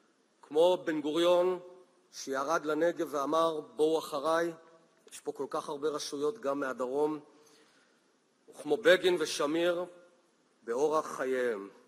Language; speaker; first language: Hebrew; native; Hebrew